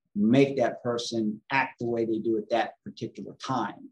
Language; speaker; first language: English; native; English